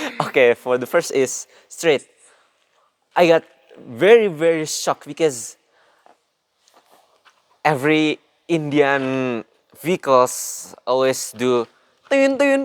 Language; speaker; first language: English; non-native, learner; Indonesian